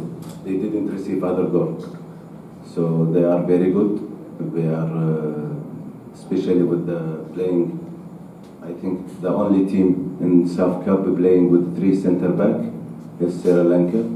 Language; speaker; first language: English; non-native, learner; Arabic